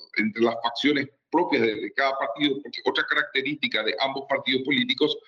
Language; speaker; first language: Spanish; native; Spanish